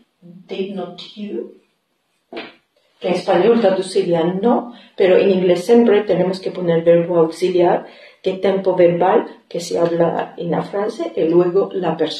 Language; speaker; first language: Spanish; non-native, fluent; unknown